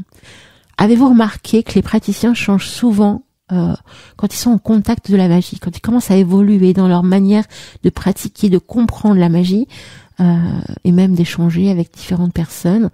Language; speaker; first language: French; native; French